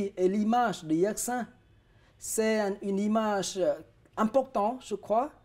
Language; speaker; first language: French; non-native, fluent; Vietnamese